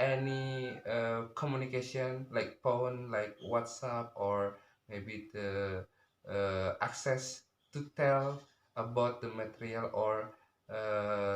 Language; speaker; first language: English; non-native, learner; Indonesian